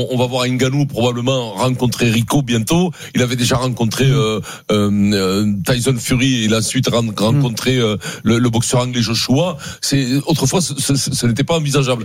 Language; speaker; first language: French; native; French